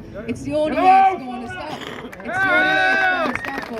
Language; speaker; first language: English; native; English